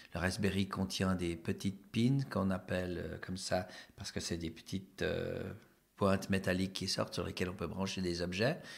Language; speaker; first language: French; native; French